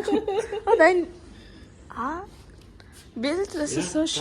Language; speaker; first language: German; non-native, learner; Malayalam